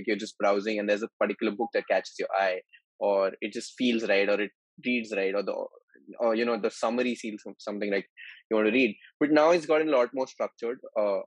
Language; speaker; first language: English; non-native, local second language; Hindi